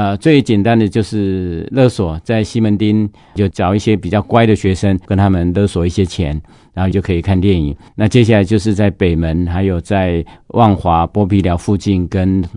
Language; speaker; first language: Chinese; non-native, local second language; Hakka Chinese